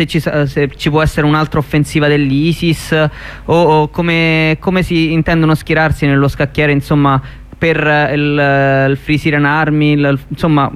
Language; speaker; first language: Italian; native; Italian